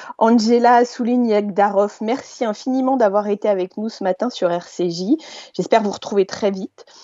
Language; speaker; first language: French; native; French